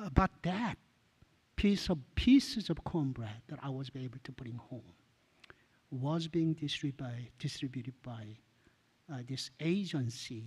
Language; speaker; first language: English; non-native, fluent; Korean